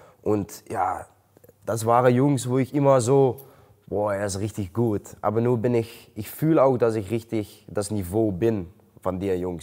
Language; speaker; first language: German; non-native, learner; Dutch